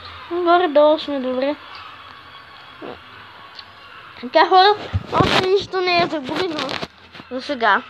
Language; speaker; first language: Bulgarian; native; Bulgarian